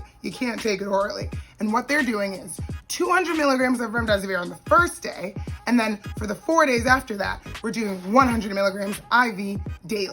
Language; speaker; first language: English; native; English